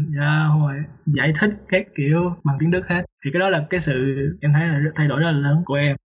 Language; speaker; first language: Vietnamese; native; Vietnamese